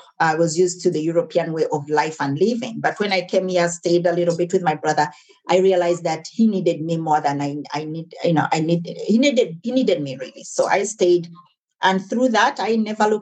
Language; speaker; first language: English; non-native, local second language; Ganda